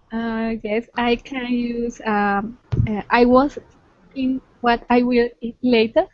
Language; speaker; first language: English; non-native, learner; Spanish